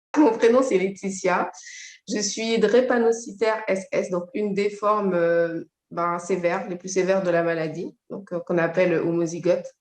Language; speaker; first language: French; native; French